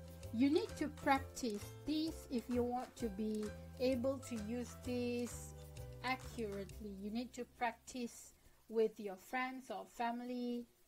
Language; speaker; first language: English; non-native, local second language; Malay